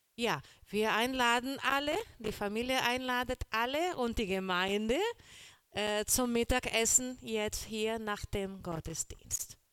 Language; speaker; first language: German; non-native, learner; Portuguese